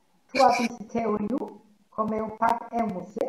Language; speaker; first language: French; non-native, learner; Spanish